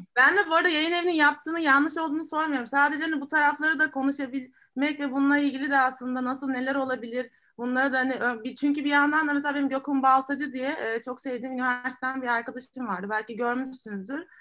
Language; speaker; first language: Turkish; native; Turkish